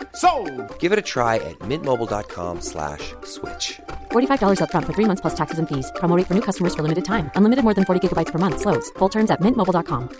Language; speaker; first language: French; non-native, fluent; Spanish